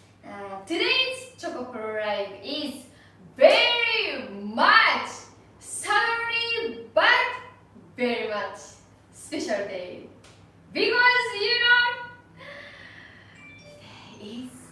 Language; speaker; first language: English; non-native, learner; Japanese